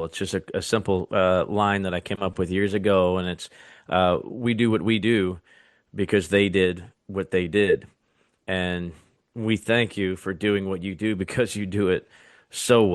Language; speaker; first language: English; native; English